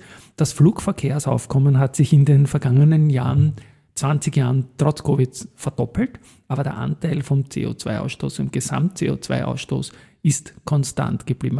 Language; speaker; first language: German; native; German